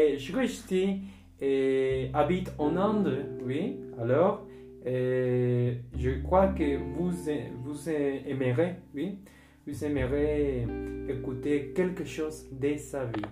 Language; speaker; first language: French; non-native, fluent; Spanish